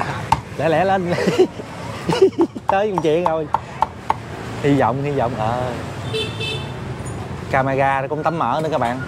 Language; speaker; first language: Vietnamese; native; Vietnamese